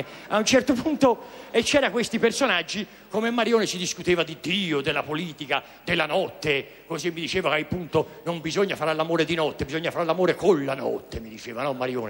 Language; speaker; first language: Italian; native; Italian